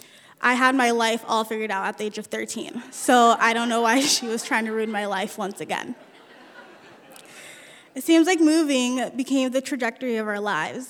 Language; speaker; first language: English; early bilingual, other home language; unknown